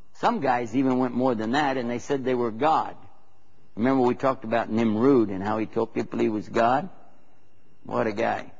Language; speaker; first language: English; native; English